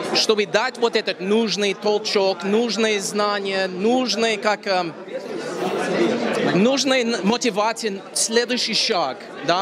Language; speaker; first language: Russian; non-native, local second language; Romanian